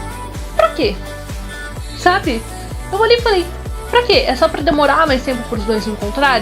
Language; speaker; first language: Portuguese; native; Portuguese